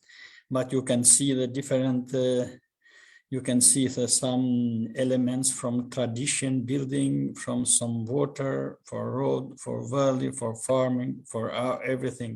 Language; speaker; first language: English; non-native, learner; Albanian